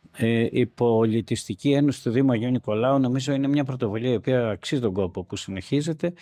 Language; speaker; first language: Greek; native; Greek